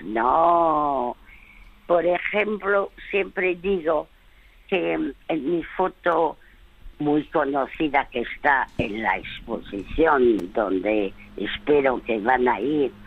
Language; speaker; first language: Spanish; early bilingual, other home language; French